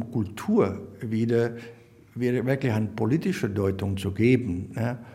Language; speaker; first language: German; non-native, fluent; Dutch